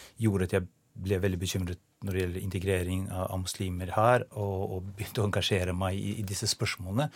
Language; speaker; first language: Norwegian; non-native, fluent; Albanian